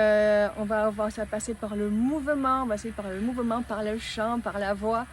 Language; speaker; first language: French; native; French